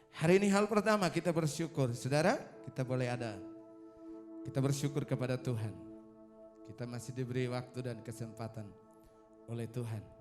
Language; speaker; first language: Indonesian; non-native, local second language; Tetum